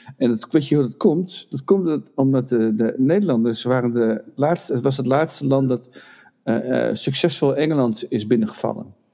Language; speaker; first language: Dutch; native; Dutch